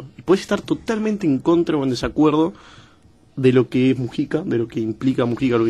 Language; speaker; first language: Spanish; native; Spanish